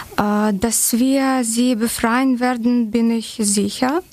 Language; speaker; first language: German; non-native, learner; Ukrainian